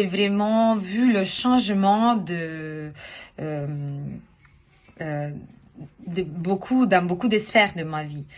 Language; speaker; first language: French; non-native, fluent; Italian